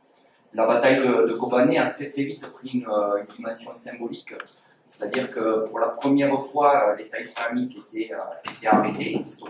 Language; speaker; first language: French; native; French